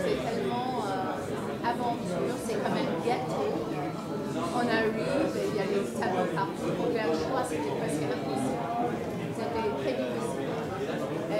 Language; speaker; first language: French; non-native, fluent; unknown